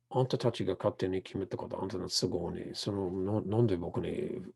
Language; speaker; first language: Japanese; non-native, fluent; English